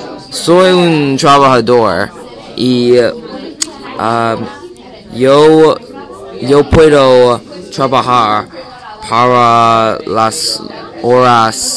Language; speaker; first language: Spanish; non-native, learner; English